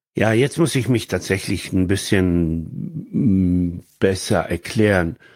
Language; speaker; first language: German; non-native, fluent; Polish